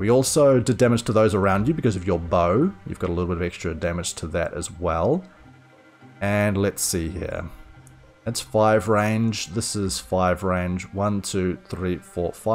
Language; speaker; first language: English; native; English